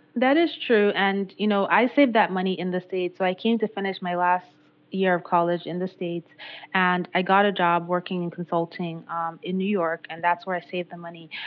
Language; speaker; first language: English; non-native, local second language; Yoruba